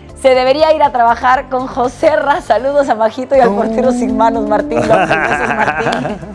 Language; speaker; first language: Spanish; native; Spanish